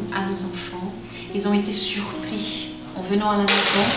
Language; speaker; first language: French; non-native, fluent; Portuguese